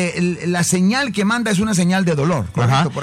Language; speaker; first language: Spanish; native; Spanish